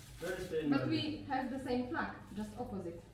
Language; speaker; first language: English; non-native, learner; Polish